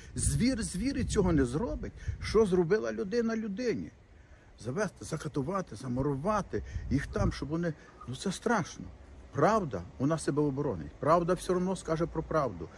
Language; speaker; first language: Ukrainian; native; Ukrainian